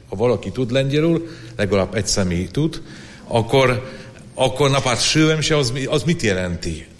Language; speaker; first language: Hungarian; non-native, fluent; Polish